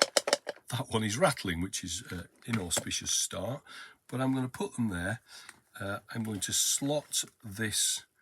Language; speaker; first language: English; native; English